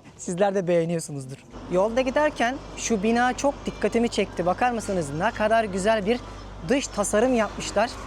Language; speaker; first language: Turkish; native; Turkish